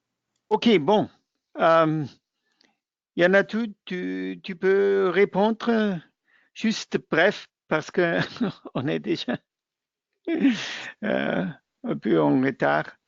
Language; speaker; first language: French; non-native, fluent; German